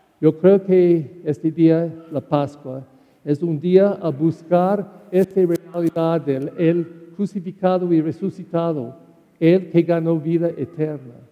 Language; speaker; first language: Spanish; non-native, learner; English